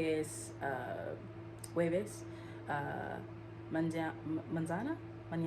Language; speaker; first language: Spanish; non-native, learner; English